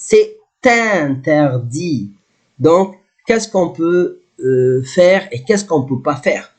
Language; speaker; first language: French; non-native, fluent; Arabic